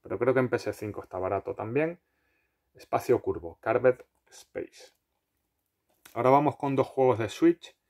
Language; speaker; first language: Spanish; native; Spanish